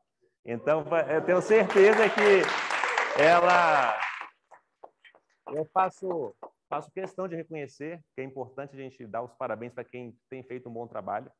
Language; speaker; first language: Portuguese; native; Portuguese